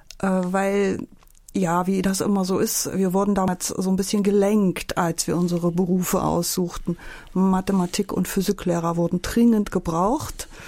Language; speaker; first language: German; native; German